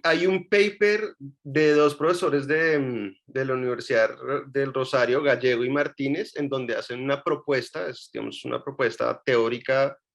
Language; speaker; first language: Spanish; native; Spanish